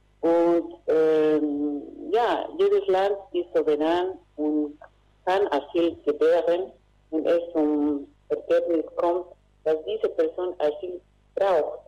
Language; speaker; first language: German; non-native, fluent; Spanish